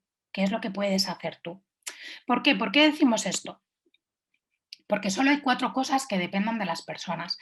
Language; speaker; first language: Spanish; native; Spanish